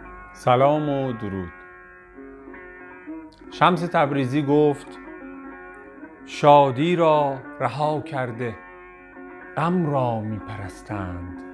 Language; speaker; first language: Persian; native; Persian